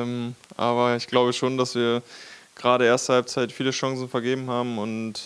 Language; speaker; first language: German; native; German